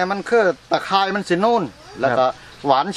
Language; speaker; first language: Thai; non-native, local second language; Northeastern Thai